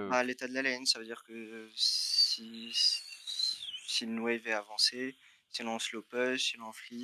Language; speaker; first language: French; native; French